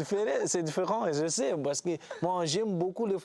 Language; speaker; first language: French; non-native, learner; Portuguese